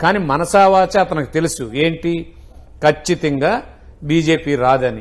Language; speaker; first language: Telugu; native; Telugu